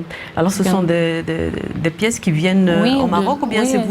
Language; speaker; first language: French; native; French